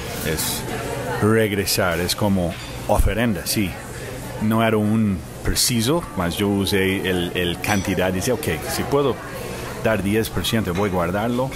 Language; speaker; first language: Spanish; non-native, fluent; English